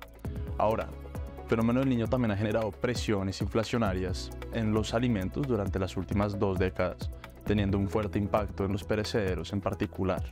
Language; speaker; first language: Spanish; native; Spanish